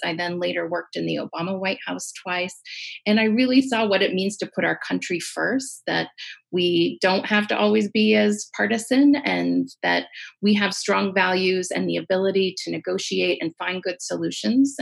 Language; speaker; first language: English; native; English